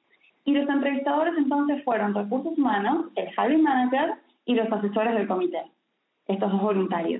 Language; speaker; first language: Spanish; native; Spanish